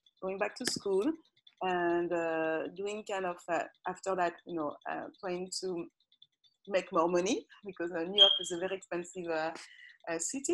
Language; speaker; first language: English; non-native, fluent; French